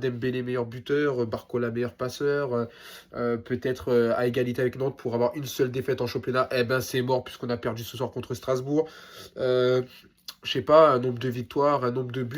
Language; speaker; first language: French; native; French